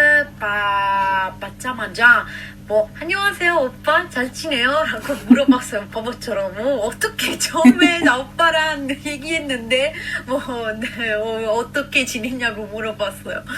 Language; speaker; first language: Korean; non-native, fluent; Italian